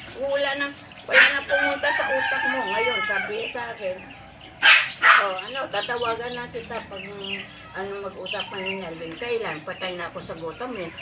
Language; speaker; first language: Filipino; non-native, local second language; Cebuano